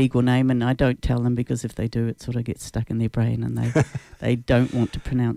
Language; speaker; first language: English; native; English